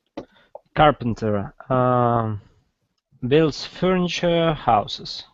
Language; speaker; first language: English; non-native, fluent; Russian